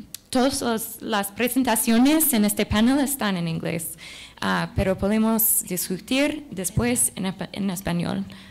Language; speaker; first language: Spanish; non-native, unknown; English